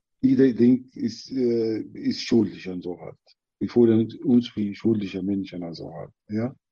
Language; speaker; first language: German; non-native, learner; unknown